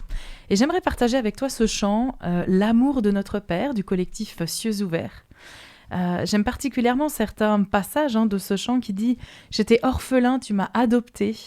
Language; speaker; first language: French; native; French